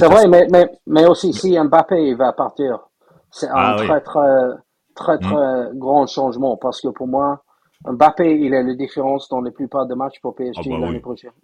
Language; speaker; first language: French; non-native, fluent; English